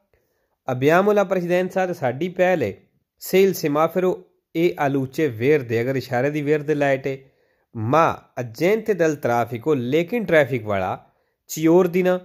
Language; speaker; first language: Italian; non-native, learner; Punjabi